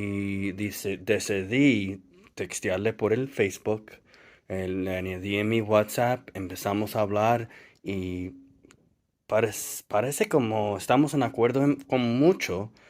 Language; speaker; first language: Spanish; early bilingual, heritage; English